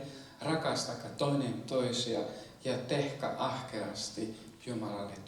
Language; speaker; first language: Finnish; non-native, fluent; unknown